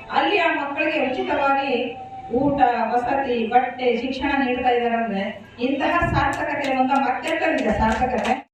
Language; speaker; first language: Kannada; native; Kannada